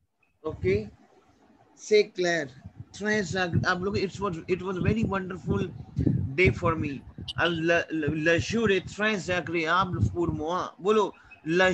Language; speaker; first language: French; non-native, learner; Hindi